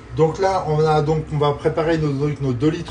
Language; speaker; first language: French; native; French